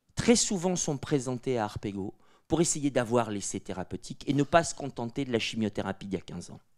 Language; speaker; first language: French; native; French